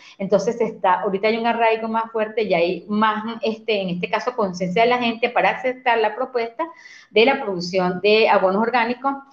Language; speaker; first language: Spanish; native; Spanish